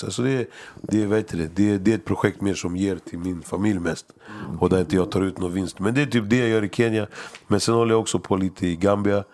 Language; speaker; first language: Swedish; early bilingual, other home language; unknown